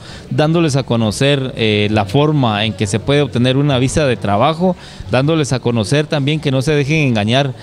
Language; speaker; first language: Spanish; native; Spanish